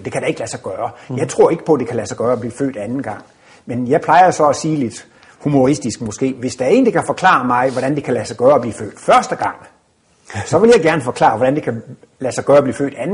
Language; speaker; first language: Danish; native; Danish